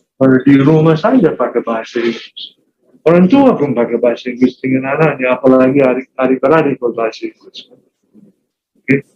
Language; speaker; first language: Malay; non-native, fluent; English